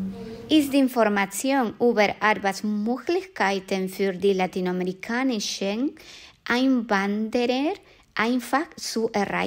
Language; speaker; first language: German; non-native, fluent; Spanish